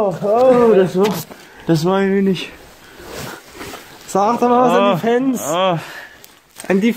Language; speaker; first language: German; native; German